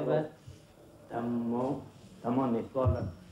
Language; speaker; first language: French; non-native, learner; Chinese